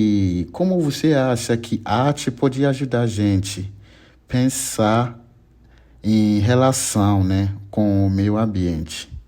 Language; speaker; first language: Portuguese; non-native, learner; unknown